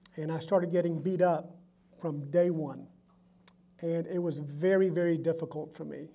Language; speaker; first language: English; early bilingual, other home language; Spanish